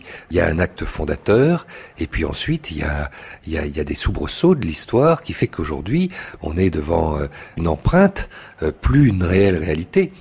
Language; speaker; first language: French; native; French